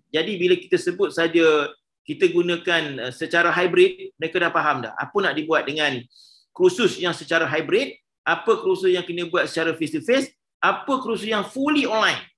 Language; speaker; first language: Malay; native; Malay